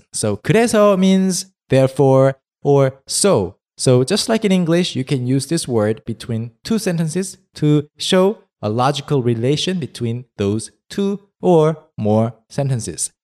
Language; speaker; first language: English; non-native, fluent; Korean